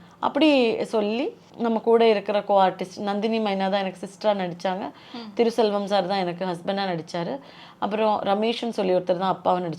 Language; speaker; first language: Tamil; non-native, local second language; Malayalam